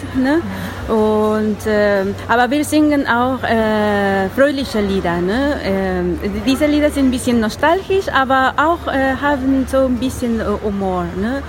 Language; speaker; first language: German; non-native, learner; Spanish